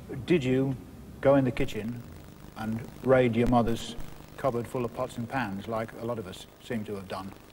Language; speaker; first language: English; native; English